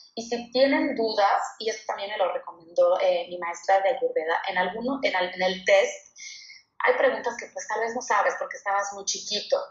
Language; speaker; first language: Spanish; native; Spanish